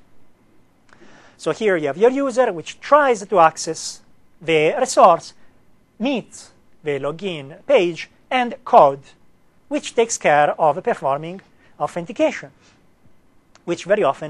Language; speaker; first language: English; non-native, fluent; Italian